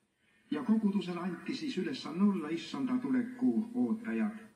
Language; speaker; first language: Estonian; native; Estonian